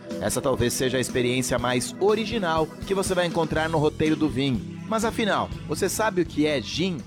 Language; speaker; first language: Portuguese; native; Portuguese